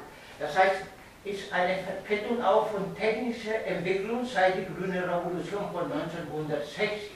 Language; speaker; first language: German; non-native, fluent; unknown